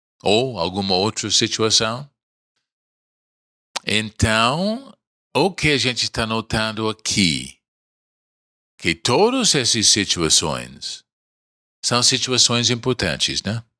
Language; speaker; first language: Portuguese; non-native, fluent; English